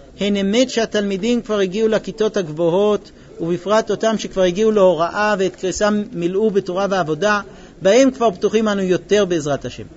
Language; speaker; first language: Hebrew; non-native, fluent; English